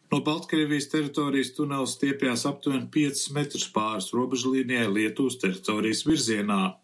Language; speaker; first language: Latvian; early bilingual, heritage; Latvian